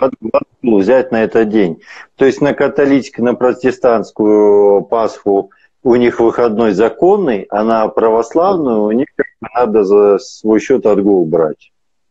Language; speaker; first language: Russian; native; Russian